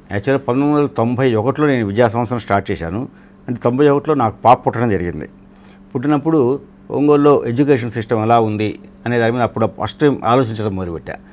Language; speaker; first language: Telugu; non-native, local second language; Malayalam